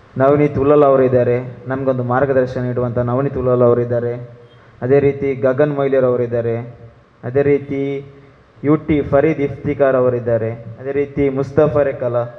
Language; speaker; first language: Kannada; native; Kannada